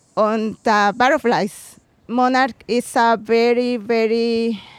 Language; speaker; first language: English; non-native, fluent; Spanish